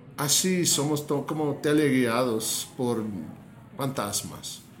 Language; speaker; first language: Spanish; non-native, fluent; English